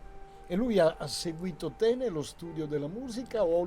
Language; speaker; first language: Italian; native; Italian